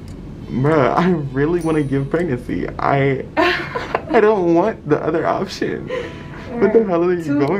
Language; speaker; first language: English; native; English